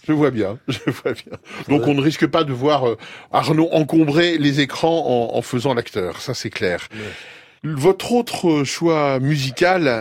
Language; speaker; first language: French; native; French